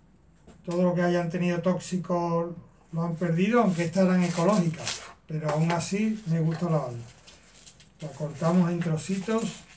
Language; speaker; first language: Spanish; native; Spanish